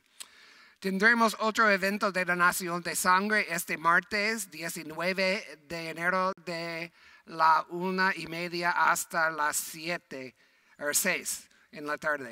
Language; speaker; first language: Spanish; non-native, fluent; English